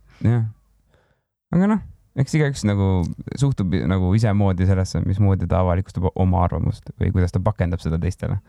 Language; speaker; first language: Estonian; native; Estonian